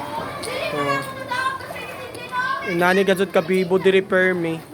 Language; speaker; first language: Filipino; non-native, local second language; Cebuano